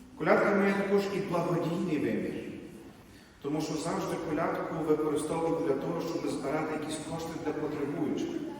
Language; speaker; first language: Ukrainian; native; Ukrainian